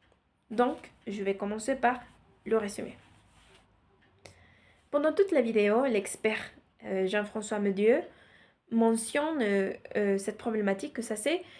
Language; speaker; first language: French; non-native, learner; Spanish